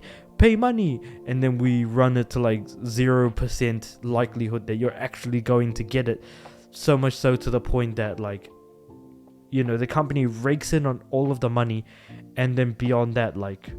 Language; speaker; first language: English; native; English